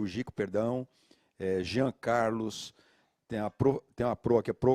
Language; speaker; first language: Portuguese; native; Portuguese